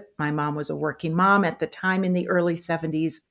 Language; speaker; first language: English; native; English